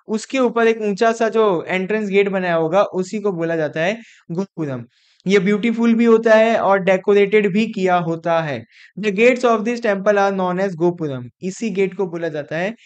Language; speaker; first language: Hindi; non-native, local second language; Gujarati